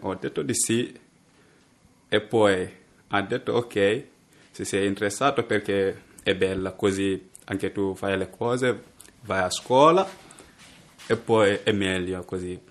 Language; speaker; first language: Italian; non-native, learner; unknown